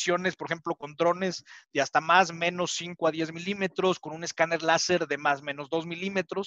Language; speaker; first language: Spanish; native; Spanish